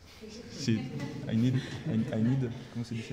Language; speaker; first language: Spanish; non-native, learner; French